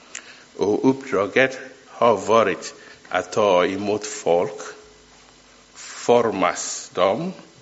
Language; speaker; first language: Swedish; non-native, fluent; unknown